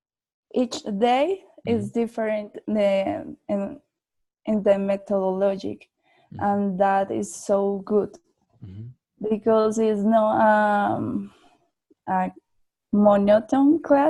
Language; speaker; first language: English; non-native, learner; Spanish